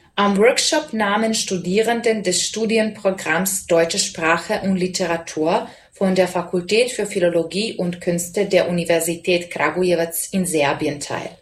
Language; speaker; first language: German; non-native, fluent; Serbian